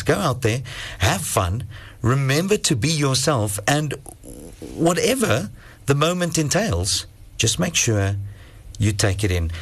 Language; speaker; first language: English; non-native, local second language; Afrikaans